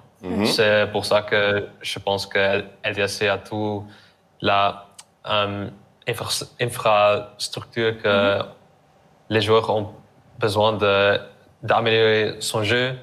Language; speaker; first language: French; non-native, learner; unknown